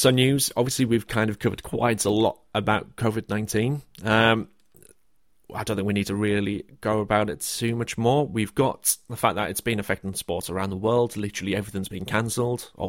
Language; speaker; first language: English; native; English